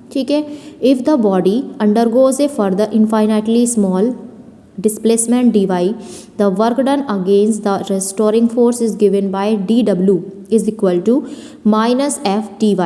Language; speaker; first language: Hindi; native; Hindi